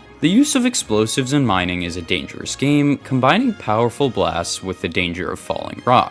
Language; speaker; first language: English; native; English